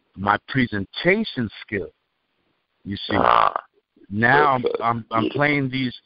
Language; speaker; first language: English; native; English